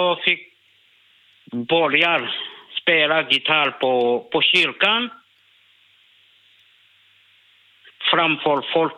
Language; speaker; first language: Swedish; non-native, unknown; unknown